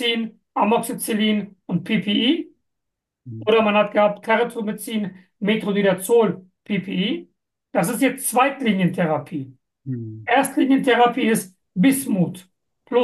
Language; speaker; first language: German; non-native, fluent; Turkish